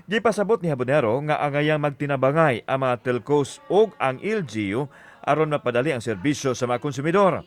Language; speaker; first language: Cebuano; native; Cebuano